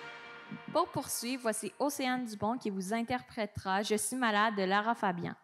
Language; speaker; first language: French; native; French